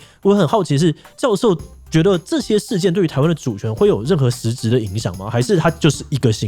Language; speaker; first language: Chinese; native; Chinese